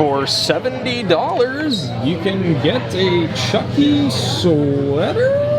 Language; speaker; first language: English; native; English